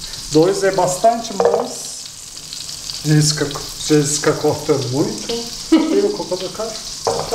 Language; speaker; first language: Portuguese; non-native, learner; Turkish